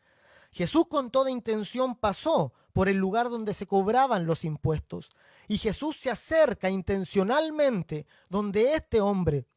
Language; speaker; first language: Spanish; native; Spanish